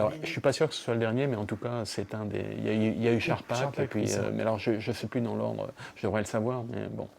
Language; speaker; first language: French; native; French